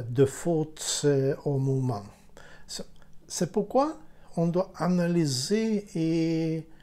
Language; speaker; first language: French; non-native, learner; Ukrainian